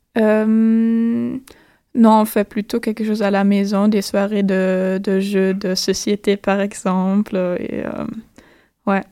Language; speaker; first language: French; non-native, fluent; German